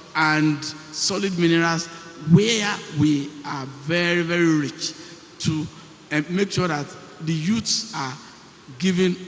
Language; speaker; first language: English; non-native, local second language; Yoruba